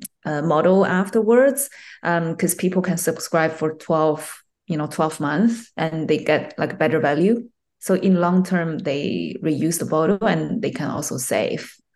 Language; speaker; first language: English; non-native, fluent; Chinese